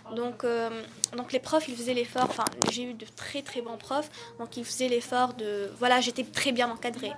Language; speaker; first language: French; non-native, local second language; Arabic